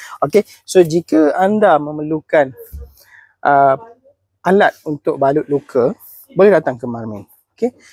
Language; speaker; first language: Malay; native; Malay